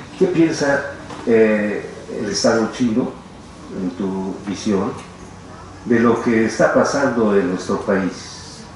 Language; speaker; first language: Spanish; native; Spanish